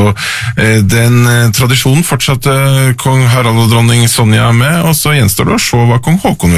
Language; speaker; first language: Norwegian; native; Norwegian